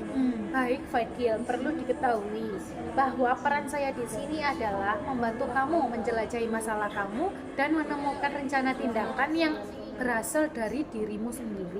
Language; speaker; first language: Indonesian; native; Indonesian